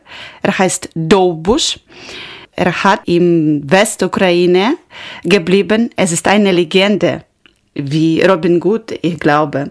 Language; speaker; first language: German; non-native, learner; Ukrainian